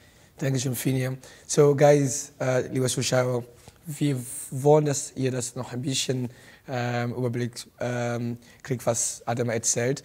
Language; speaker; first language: German; non-native, learner; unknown